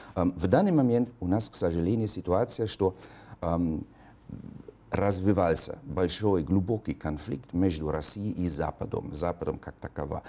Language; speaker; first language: Russian; non-native, fluent; German